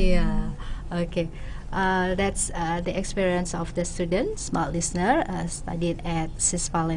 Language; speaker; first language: English; non-native, local second language; Indonesian